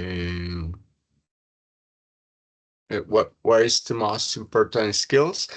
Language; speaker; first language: English; non-native, learner; Spanish